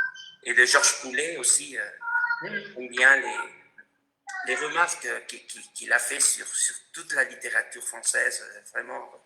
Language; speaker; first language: French; non-native, fluent; Spanish